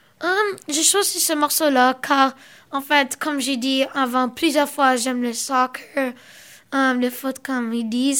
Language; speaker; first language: French; early bilingual, other home language; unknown